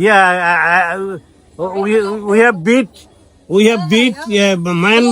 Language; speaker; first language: English; non-native, learner; Bangla